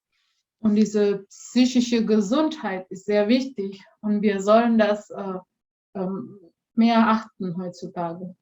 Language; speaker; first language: German; non-native, fluent; Indonesian